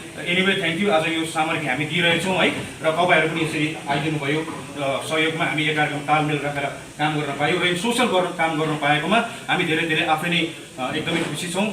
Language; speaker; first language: Nepali; native; Nepali